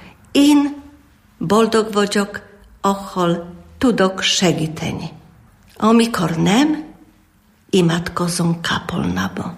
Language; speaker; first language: Hungarian; non-native, learner; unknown